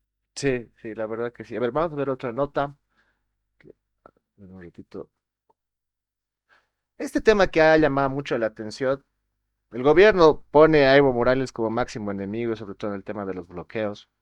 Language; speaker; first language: Spanish; native; Spanish